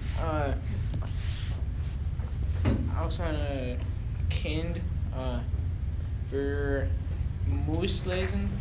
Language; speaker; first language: German; non-native, learner; English